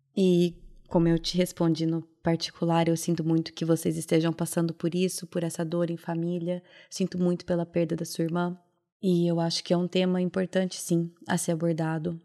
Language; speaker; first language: Portuguese; native; Portuguese